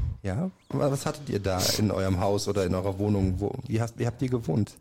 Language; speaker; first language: German; native; German